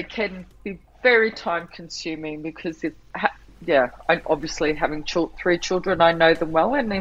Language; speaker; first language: English; native; English